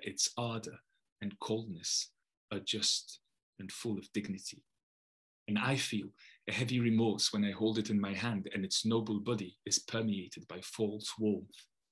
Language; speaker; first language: English; non-native, fluent; Polish